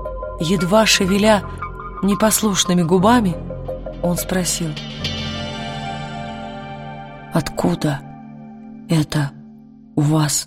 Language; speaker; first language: Russian; native; Russian